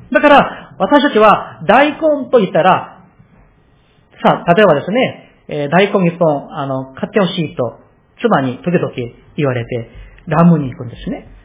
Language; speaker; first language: Japanese; non-native, fluent; Korean